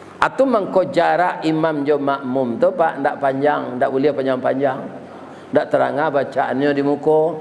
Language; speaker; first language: Malay; non-native, local second language; Minangkabau